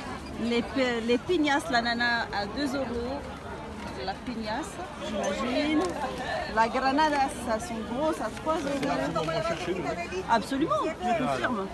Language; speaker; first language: French; native; French